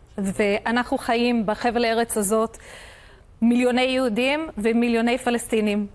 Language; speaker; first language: Hebrew; non-native, fluent; English